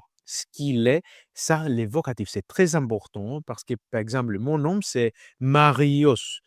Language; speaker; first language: French; non-native, learner; Greek